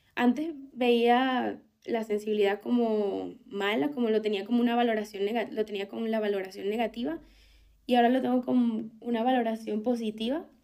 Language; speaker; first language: Spanish; native; Spanish